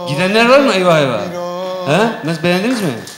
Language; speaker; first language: Turkish; native; Turkish